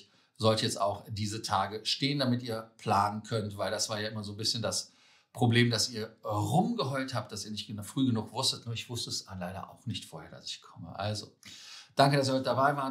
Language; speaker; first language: German; native; German